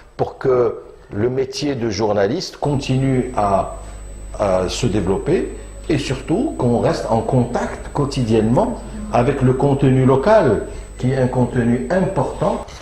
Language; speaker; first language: French; non-native, local second language; Arabic